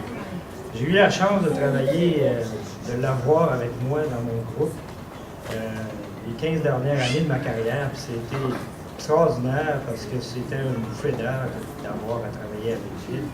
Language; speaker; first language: French; native; French